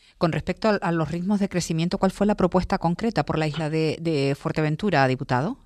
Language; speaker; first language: Spanish; native; Spanish